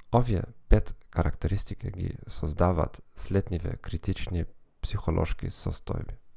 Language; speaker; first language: Macedonian; non-native, learner; German